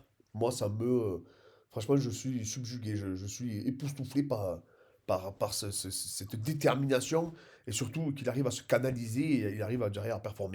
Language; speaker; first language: French; native; French